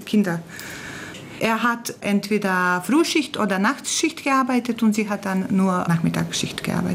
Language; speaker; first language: German; non-native, fluent; Croatian